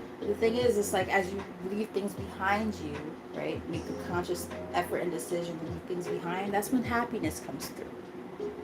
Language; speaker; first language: English; native; English